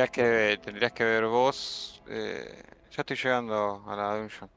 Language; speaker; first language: Spanish; native; Spanish